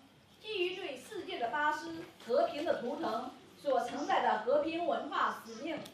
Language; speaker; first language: Chinese; native; Chinese